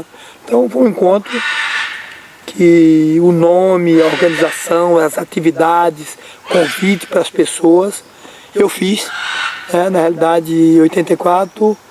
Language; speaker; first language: Portuguese; native; Portuguese